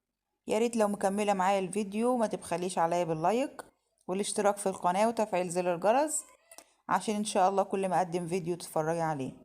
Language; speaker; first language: Arabic; native; Arabic